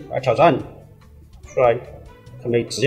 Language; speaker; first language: Chinese; native; Chinese